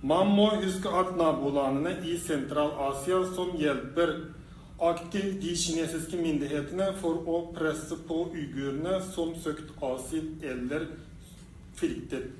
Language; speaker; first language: Norwegian; non-native, fluent; Uyghur